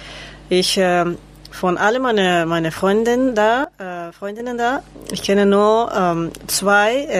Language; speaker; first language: German; non-native, learner; Spanish